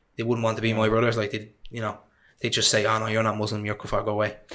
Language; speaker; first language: English; native; English